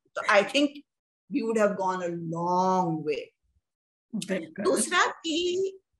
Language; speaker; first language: Hindi; native; Hindi